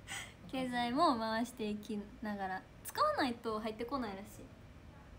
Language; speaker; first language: Japanese; native; Japanese